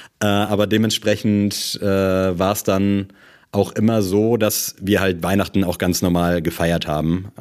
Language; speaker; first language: German; native; German